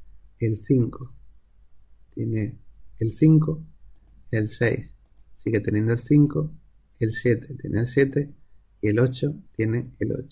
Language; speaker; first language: Spanish; native; Spanish